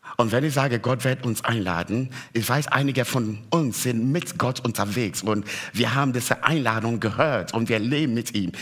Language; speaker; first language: German; non-native, fluent; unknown